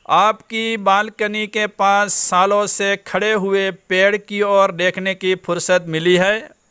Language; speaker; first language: Hindi; non-native, local second language; Gujarati